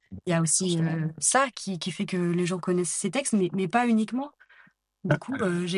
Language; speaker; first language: French; native; French